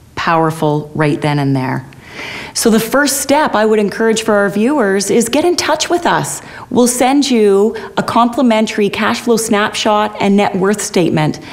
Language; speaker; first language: English; native; English